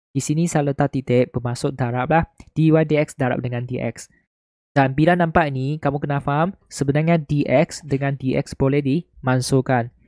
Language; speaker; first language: Malay; non-native, local second language; Chinese